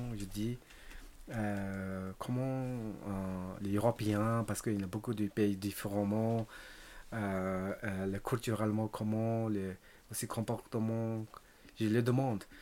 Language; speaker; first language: French; non-native, learner; Tibetan